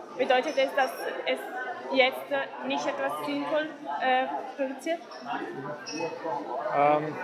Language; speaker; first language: German; non-native, learner; Italian